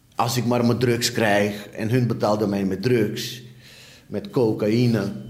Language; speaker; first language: Dutch; early bilingual, other home language; Papiamento